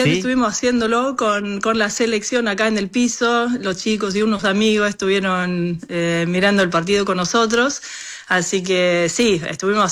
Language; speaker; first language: Spanish; non-native, fluent; Norwegian